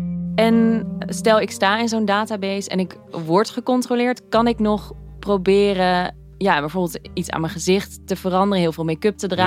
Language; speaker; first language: Dutch; native; Dutch